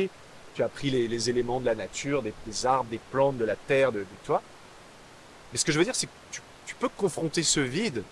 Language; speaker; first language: French; native; French